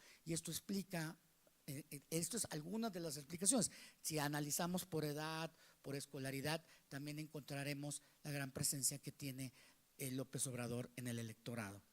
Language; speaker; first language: Spanish; native; Spanish